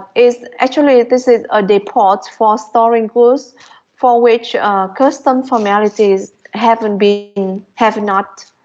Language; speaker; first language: English; non-native, fluent; Vietnamese